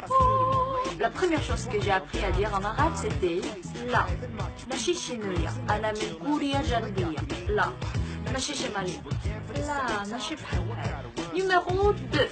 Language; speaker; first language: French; non-native, fluent; Korean